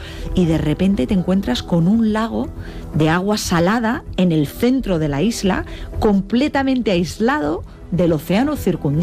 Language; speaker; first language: Spanish; native; Spanish